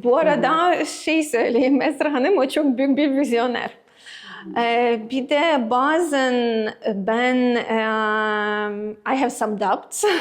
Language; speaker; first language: Turkish; non-native, learner; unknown